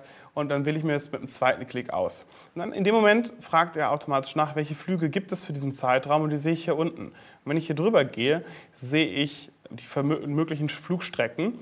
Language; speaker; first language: German; native; German